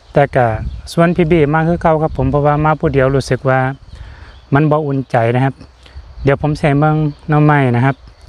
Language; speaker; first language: Thai; native; Thai